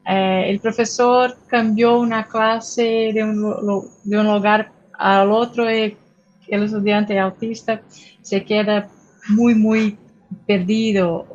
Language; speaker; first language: Spanish; non-native, fluent; Portuguese